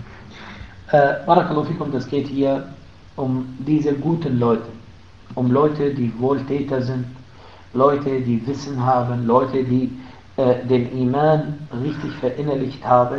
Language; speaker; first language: German; non-native, fluent; Arabic